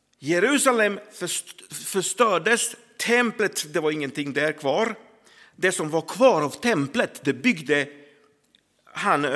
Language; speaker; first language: Swedish; non-native, fluent; Croatian